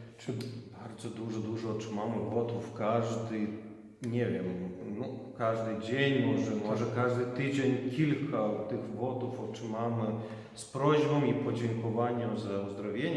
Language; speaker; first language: Polish; non-native, local second language; Lithuanian